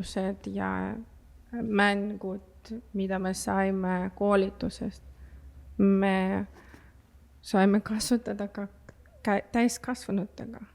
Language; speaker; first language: Estonian; non-native, local second language; Russian